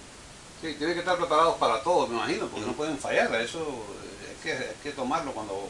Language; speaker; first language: Spanish; native; Spanish